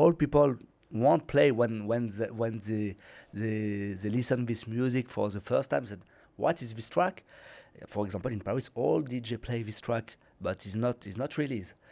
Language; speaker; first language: English; non-native, learner; French